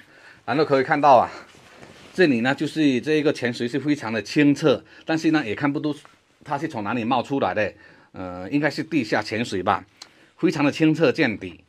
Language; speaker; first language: Chinese; native; Chinese